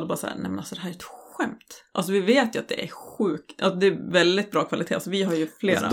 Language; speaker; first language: Swedish; native; Swedish